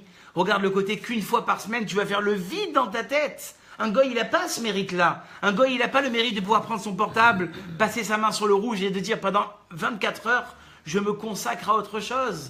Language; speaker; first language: French; native; French